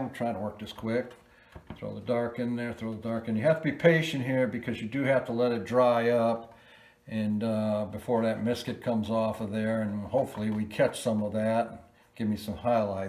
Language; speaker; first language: English; native; English